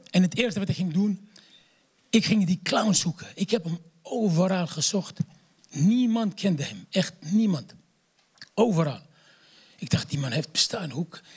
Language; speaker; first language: Dutch; non-native, fluent; Arabic